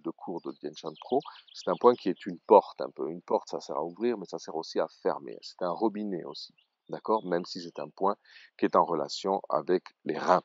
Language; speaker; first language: French; native; French